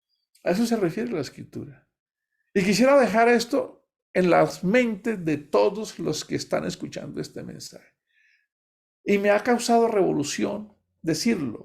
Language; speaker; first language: Spanish; native; Spanish